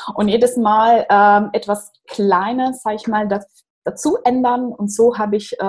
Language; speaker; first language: German; non-native, fluent; Portuguese